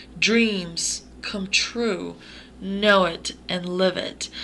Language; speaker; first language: English; native; English